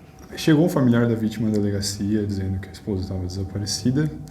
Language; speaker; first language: Portuguese; native; Portuguese